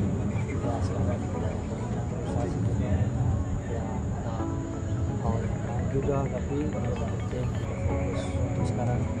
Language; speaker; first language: Indonesian; non-native, fluent; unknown